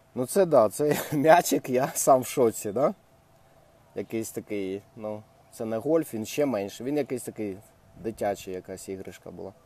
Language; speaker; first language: Ukrainian; non-native, local second language; Russian